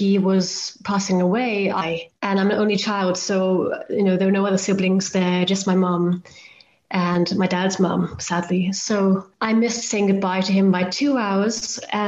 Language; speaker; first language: English; native; English